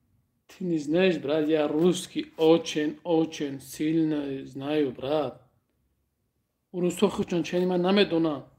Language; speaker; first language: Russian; non-native, learner; Tajik